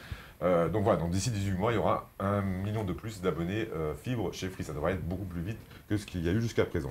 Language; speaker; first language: French; native; French